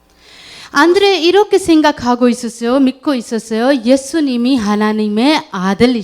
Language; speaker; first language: Korean; non-native, learner; Urdu